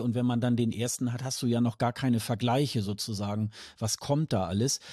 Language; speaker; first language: German; native; German